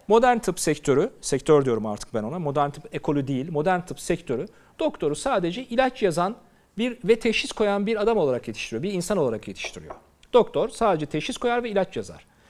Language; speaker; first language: Turkish; native; Turkish